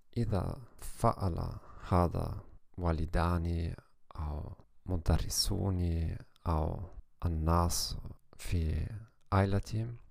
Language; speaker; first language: Arabic; non-native, learner; German